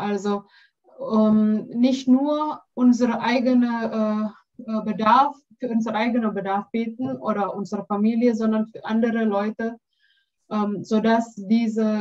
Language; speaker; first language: German; non-native, learner; Indonesian